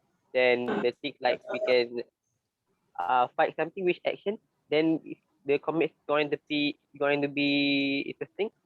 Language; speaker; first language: English; non-native, learner; Malay